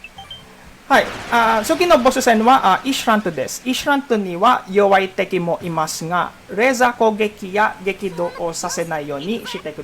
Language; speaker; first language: Japanese; non-native, learner; Filipino